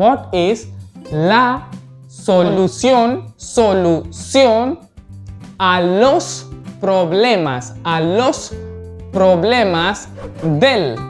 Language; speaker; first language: Spanish; non-native, learner; Hindi